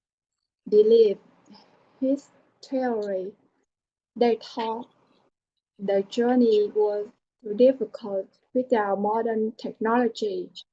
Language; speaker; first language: English; non-native, learner; Vietnamese